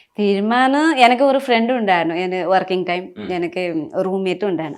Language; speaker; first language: Malayalam; non-native, learner; Nepali